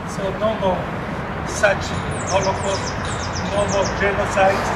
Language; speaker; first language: English; non-native, fluent; Hebrew